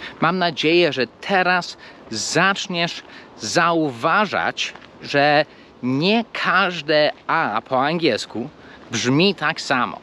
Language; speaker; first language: Polish; non-native, fluent; English